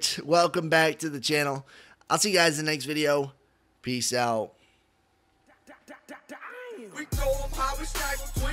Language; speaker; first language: English; native; English